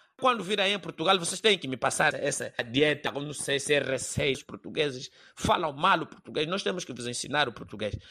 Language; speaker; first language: Portuguese; native; Portuguese